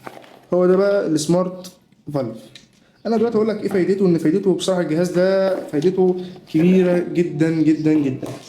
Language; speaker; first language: Arabic; native; Arabic